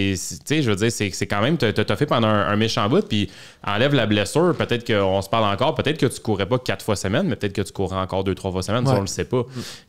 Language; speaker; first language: French; native; French